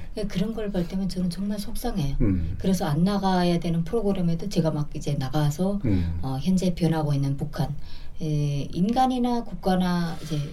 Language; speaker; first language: Korean; native; Korean